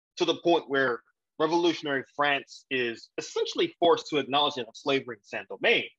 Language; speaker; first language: English; native; English